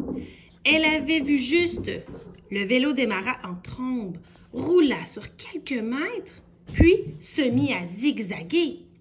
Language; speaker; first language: French; native; French